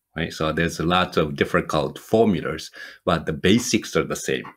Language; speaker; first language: English; non-native, fluent; Japanese